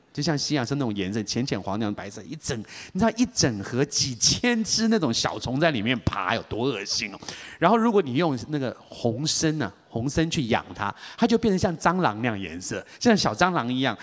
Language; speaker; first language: Chinese; native; Chinese